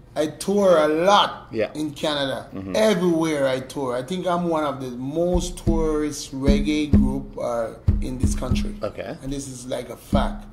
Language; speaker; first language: English; native; English